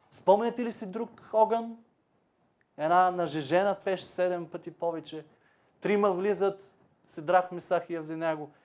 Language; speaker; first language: Bulgarian; native; Bulgarian